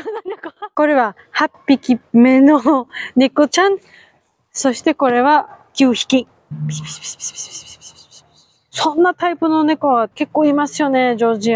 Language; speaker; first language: Japanese; non-native, learner; Georgian